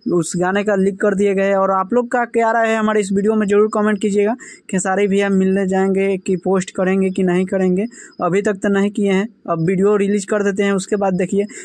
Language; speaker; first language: Hindi; native; Hindi